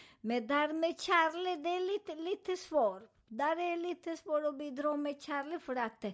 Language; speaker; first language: Swedish; non-native, fluent; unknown